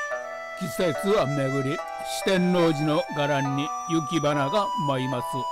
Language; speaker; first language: Japanese; native; Japanese